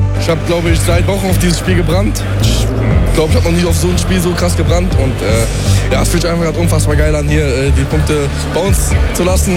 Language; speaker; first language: German; native; German